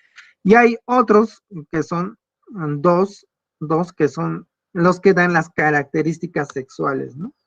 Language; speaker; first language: Spanish; native; Spanish